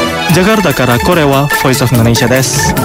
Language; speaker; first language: Japanese; non-native, fluent; Indonesian